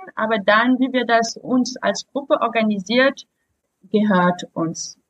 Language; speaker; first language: German; non-native, fluent; French